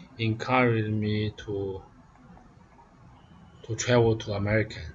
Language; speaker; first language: English; non-native, learner; Vietnamese